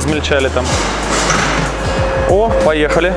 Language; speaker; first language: Russian; native; Russian